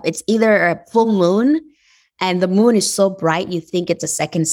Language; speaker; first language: English; non-native, fluent; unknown